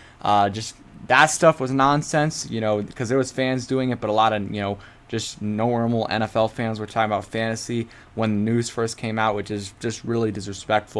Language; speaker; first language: English; native; English